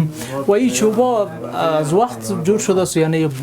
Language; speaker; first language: Persian; non-native, local second language; Pashto